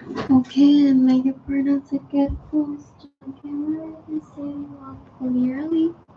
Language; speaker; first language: English; non-native, learner; Chinese